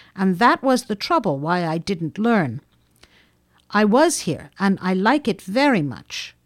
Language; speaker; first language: English; non-native, fluent; Finnish